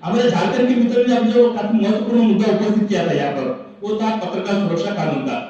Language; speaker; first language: Hindi; non-native, local second language; Marathi